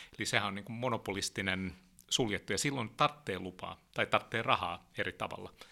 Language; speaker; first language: Finnish; early bilingual, heritage; Finnish